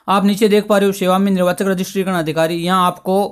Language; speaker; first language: Hindi; native; Hindi